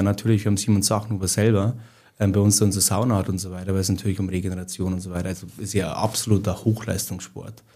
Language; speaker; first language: German; native; German